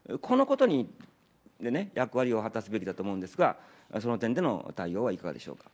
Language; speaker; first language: Japanese; native; Japanese